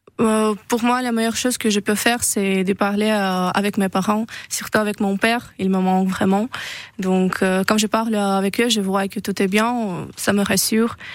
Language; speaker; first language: French; non-native, learner; Russian